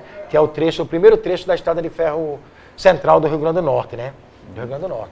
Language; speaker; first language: Portuguese; native; Portuguese